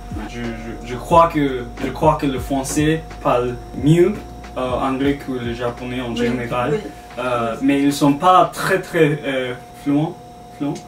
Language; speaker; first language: French; non-native, learner; Japanese